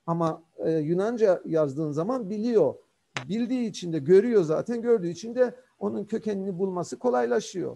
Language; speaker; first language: Turkish; non-native, local second language; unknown